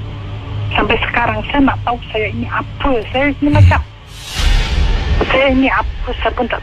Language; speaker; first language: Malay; non-native, learner; Indonesian